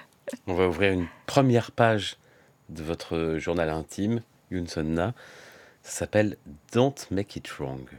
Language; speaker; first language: French; native; French